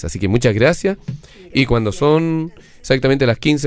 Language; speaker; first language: Spanish; native; Spanish